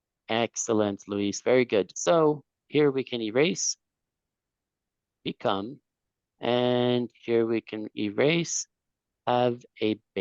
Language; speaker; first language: English; non-native, fluent; Spanish